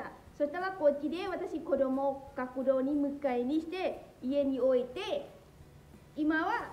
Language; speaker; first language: Japanese; non-native, learner; Lao